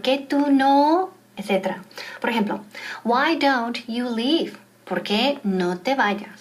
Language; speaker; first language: Spanish; non-native, fluent; English